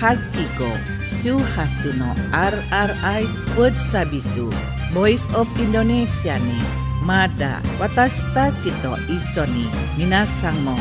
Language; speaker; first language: Japanese; non-native, fluent; Indonesian